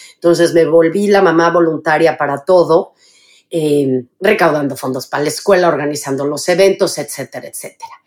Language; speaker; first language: Spanish; native; Spanish